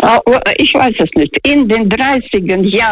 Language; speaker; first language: German; early bilingual, heritage; Russian